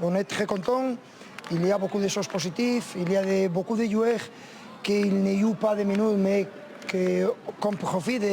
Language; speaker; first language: French; non-native, learner; Spanish